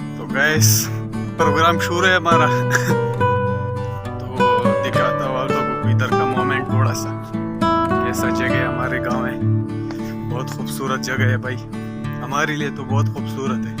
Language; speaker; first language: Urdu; non-native, local second language; Pashto